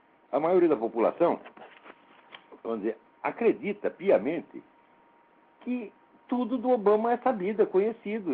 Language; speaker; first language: Portuguese; native; Portuguese